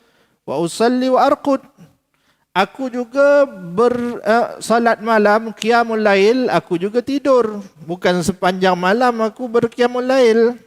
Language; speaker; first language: Malay; native; Malay